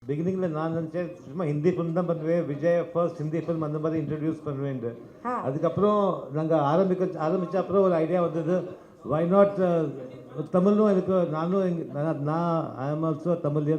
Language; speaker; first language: Tamil; early bilingual, heritage; Tamil